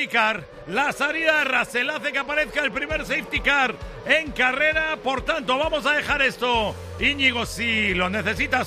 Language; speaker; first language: Spanish; native; Spanish